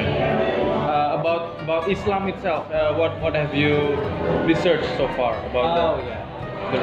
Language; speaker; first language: English; non-native, fluent; Indonesian